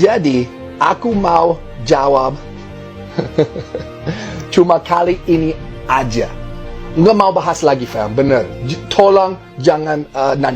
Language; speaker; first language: Indonesian; non-native, fluent; English